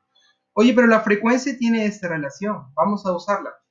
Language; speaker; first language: Spanish; native; Spanish